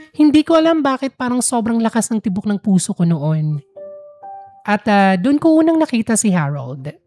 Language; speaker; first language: Filipino; non-native, local second language; Waray